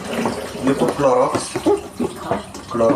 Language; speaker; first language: English; non-native, learner; Arabic